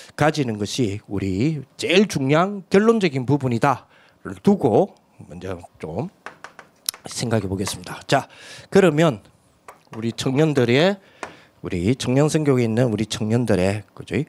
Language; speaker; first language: Korean; native; Korean